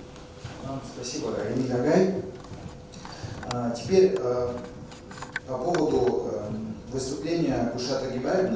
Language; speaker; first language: Russian; non-native, fluent; French